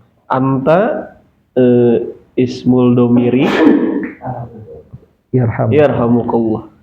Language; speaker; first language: Arabic; non-native, learner; Indonesian